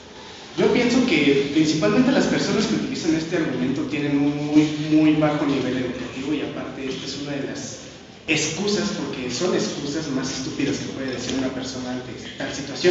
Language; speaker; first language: Spanish; native; Spanish